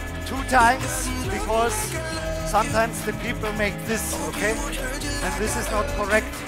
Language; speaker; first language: English; non-native, learner; German